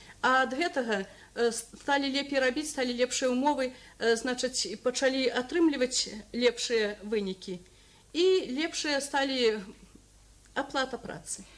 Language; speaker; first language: Belarusian; native; Belarusian